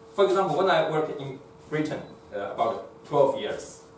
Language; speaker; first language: English; non-native, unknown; Chinese